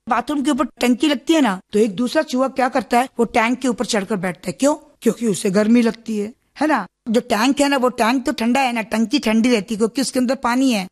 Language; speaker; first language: Hindi; non-native, local second language; Malayalam